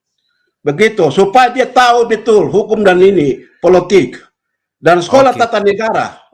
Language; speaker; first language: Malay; non-native, local second language; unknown